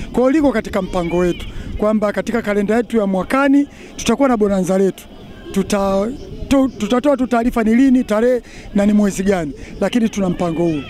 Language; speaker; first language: Swahili; native; Swahili